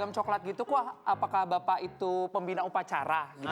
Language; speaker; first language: Indonesian; native; Indonesian